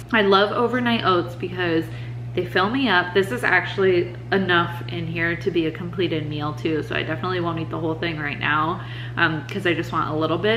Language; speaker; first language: English; native; English